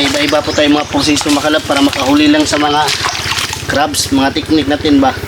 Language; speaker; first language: Filipino; non-native, local second language; Cebuano